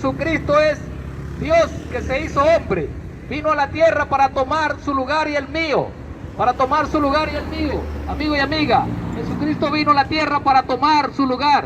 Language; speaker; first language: Spanish; native; Spanish